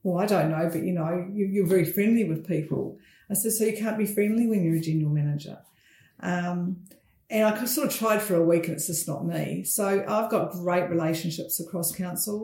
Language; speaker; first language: English; native; English